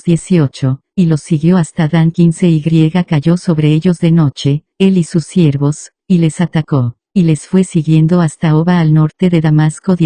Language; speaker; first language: Spanish; native; Spanish